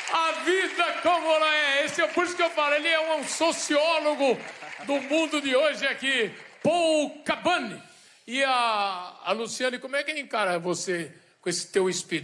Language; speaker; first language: Portuguese; native; Portuguese